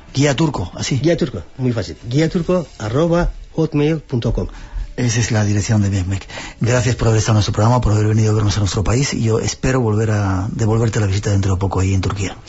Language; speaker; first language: Spanish; non-native, fluent; Turkish